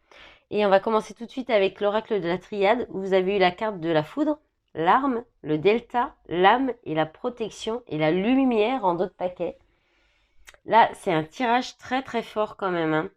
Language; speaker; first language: French; native; French